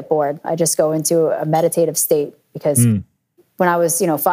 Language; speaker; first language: English; native; English